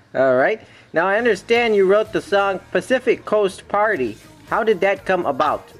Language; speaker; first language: English; native; English